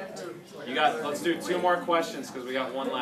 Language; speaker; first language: English; native; English